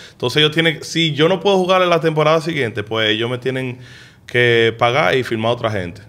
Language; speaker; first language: Spanish; early bilingual, heritage; Spanish